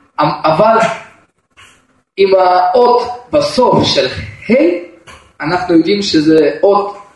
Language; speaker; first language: Hebrew; non-native, fluent; Russian